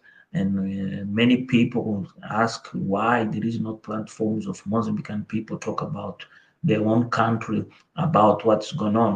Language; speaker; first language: English; non-native, local second language; Portuguese